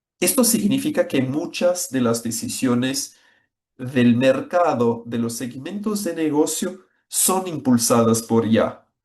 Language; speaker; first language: Spanish; non-native, fluent; Portuguese